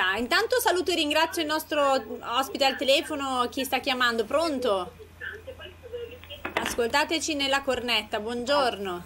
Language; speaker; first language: Italian; native; Italian